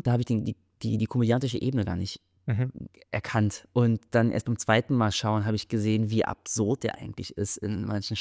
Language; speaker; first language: German; native; German